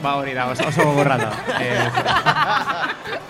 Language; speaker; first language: Basque; non-native, learner; Spanish